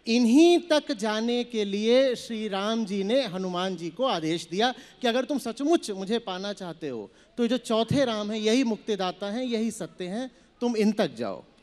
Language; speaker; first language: Hindi; native; Hindi